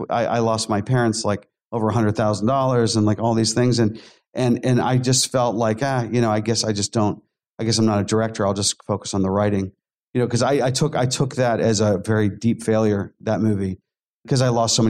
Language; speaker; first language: English; native; English